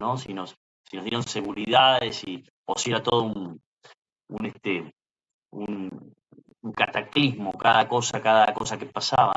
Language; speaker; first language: Spanish; native; Spanish